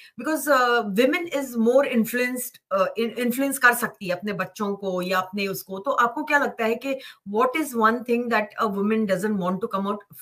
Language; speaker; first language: Hindi; native; Hindi